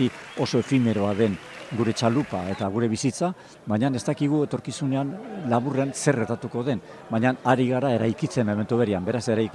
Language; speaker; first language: Basque; native; Basque